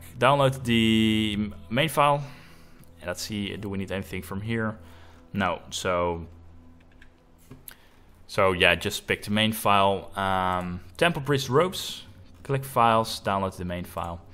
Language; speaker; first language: English; non-native, fluent; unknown